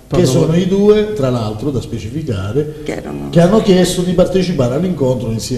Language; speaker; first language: Italian; native; Italian